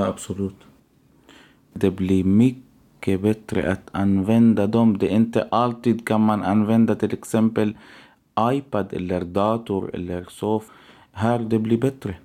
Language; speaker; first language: Swedish; non-native, learner; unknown